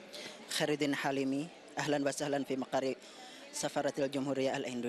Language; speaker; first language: Arabic; non-native, learner; Indonesian